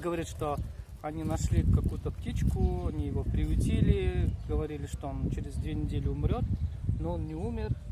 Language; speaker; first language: Russian; non-native, local second language; Kyrgyz